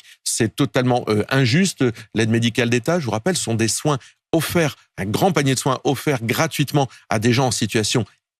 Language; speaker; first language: French; native; French